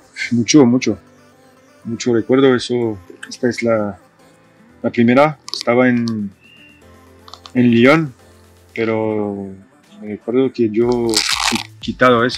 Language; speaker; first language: Spanish; non-native, fluent; French